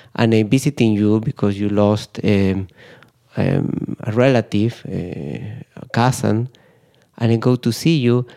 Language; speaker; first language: English; non-native, fluent; Spanish